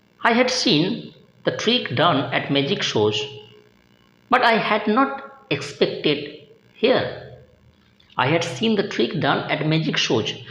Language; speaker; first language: English; non-native, local second language; Bangla